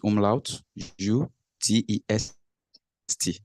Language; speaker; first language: German; non-native, learner; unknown